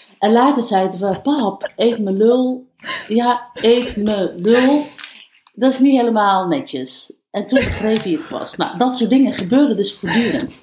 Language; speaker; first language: Dutch; early bilingual, other home language; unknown